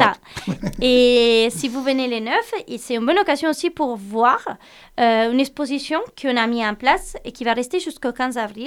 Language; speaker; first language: French; non-native, fluent; Italian